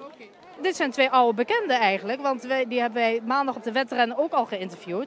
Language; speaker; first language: Dutch; native; Dutch